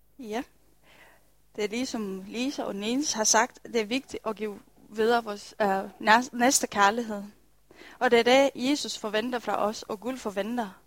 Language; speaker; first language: Danish; non-native, fluent; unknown